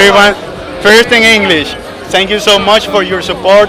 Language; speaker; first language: English; non-native, learner; Spanish